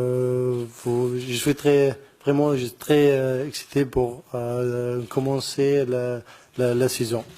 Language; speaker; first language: French; non-native, learner; Arabic